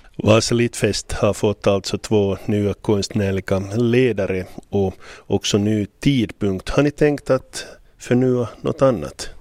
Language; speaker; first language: Swedish; native; Swedish